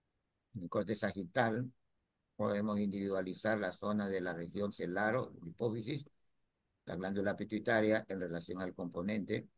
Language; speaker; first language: Spanish; native; Spanish